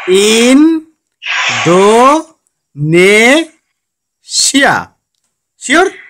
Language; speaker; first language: English; non-native, learner; Bangla